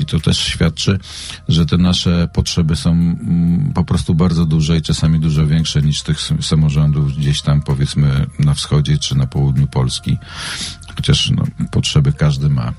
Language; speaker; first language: Polish; native; Polish